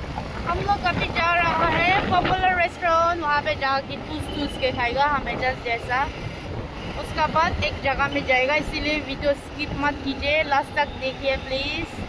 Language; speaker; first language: Hindi; non-native, local second language; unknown